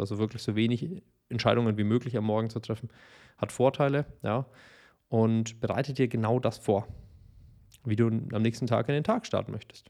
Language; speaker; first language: German; native; German